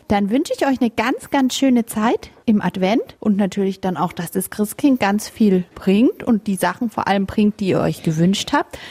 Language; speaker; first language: German; native; German